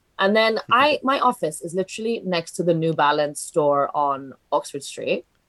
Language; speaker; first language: English; non-native, fluent; Italian